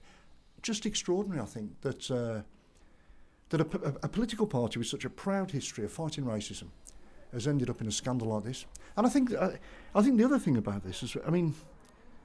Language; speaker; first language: English; native; English